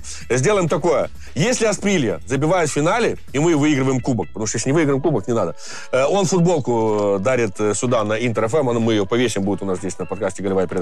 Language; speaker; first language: Russian; native; Russian